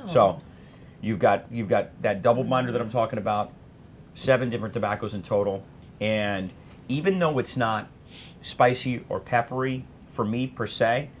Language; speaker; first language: English; native; English